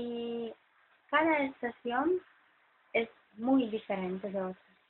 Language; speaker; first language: Spanish; non-native, fluent; Polish